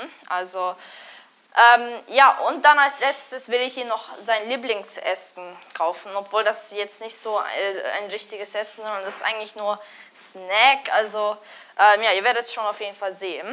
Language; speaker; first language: German; early bilingual, other home language; Hungarian